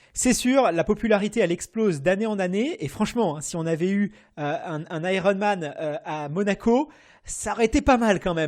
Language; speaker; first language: French; native; French